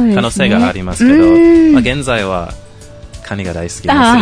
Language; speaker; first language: Japanese; non-native, fluent; English